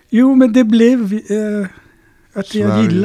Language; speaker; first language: Swedish; non-native, fluent; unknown